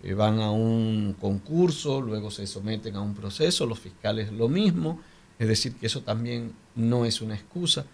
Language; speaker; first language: Spanish; native; Spanish